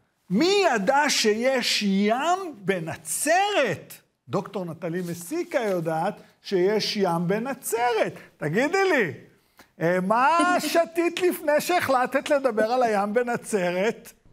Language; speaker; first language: Hebrew; native; Hebrew